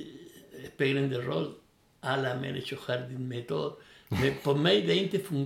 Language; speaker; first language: Swedish; non-native, learner; Spanish